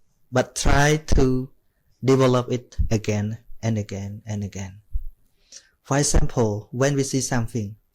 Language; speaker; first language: English; non-native, fluent; Khmer